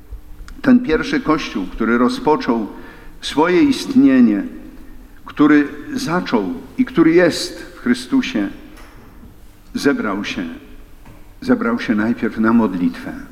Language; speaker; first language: Polish; native; Polish